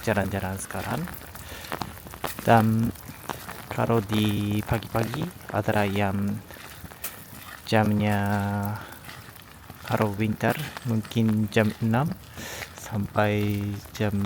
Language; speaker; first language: Indonesian; non-native, learner; Japanese